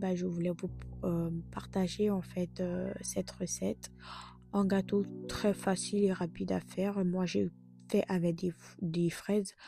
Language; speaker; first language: French; non-native, local second language; Lingala